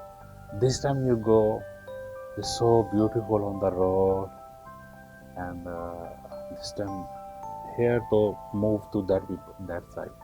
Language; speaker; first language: English; non-native, learner; Urdu